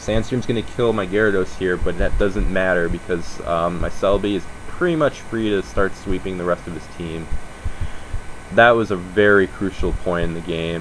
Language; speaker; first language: English; native; English